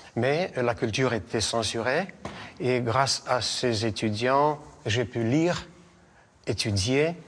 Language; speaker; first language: French; non-native, fluent; Russian